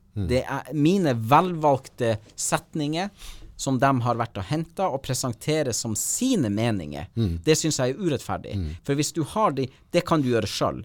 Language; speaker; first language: Norwegian; native; Norwegian